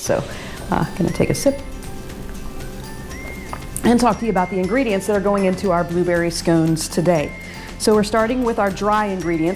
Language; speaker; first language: English; native; English